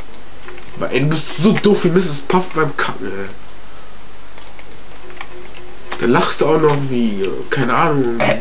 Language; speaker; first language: German; native; German